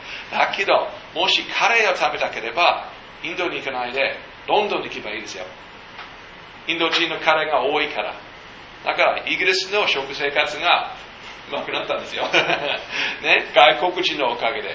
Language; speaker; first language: Japanese; non-native, fluent; English